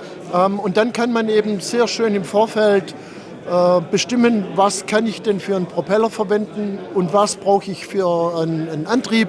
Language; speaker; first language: German; native; German